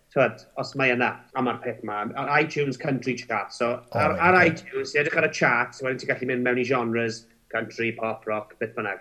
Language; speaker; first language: Welsh; native; Welsh